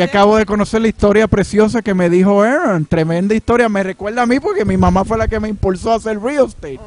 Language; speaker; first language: Spanish; native; Spanish